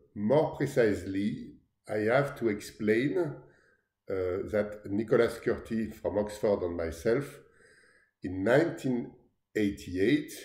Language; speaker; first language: English; non-native, fluent; French